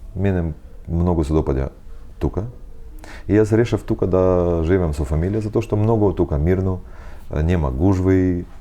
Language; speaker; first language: Macedonian; non-native, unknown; Russian